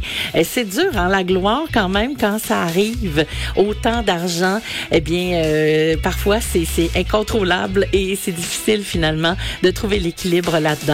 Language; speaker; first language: French; native; French